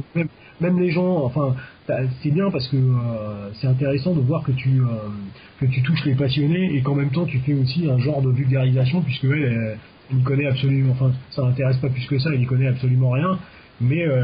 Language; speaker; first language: French; native; French